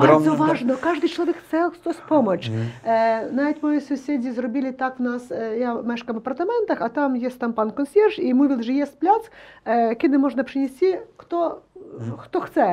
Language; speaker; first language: Polish; non-native, learner; Ukrainian